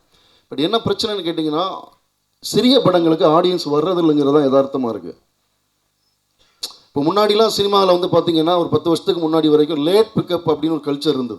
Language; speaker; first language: Tamil; native; Tamil